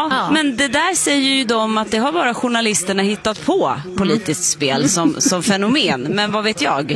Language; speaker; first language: Swedish; native; Swedish